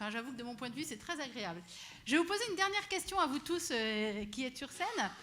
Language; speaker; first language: French; native; French